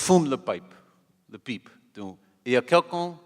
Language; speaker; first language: French; non-native, learner; English